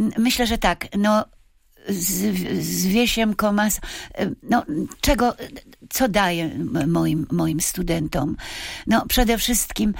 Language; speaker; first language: Polish; native; Polish